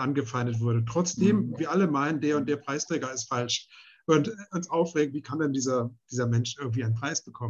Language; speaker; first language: German; native; German